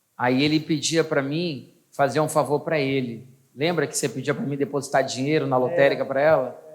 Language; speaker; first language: Portuguese; native; Portuguese